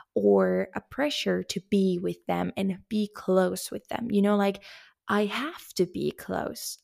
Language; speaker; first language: English; non-native, fluent; Finnish